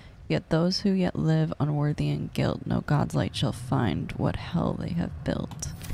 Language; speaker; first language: English; native; English